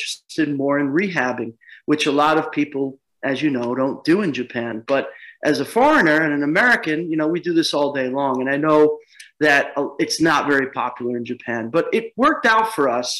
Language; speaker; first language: English; native; English